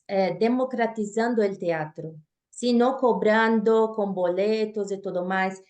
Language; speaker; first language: Spanish; non-native, fluent; Portuguese